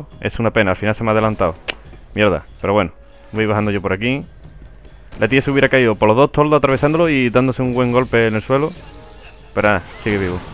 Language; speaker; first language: Spanish; native; Spanish